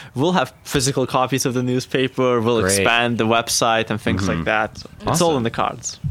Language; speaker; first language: English; non-native, fluent; Azerbaijani